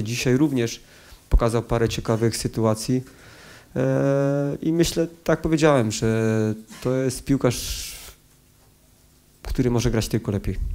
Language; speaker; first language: Polish; native; Polish